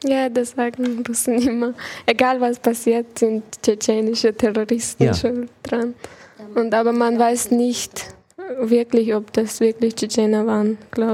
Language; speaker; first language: German; early bilingual, other home language; Chechen